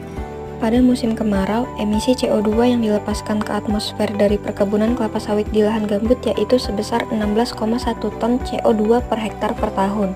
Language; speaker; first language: Indonesian; native; Indonesian